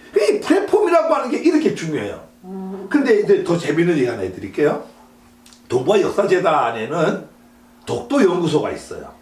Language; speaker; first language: Korean; native; Korean